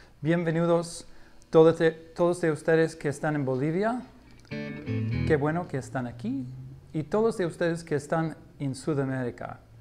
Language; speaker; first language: Spanish; non-native, learner; English